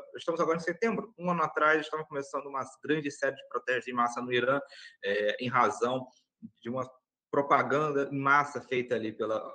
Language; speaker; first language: Portuguese; native; Portuguese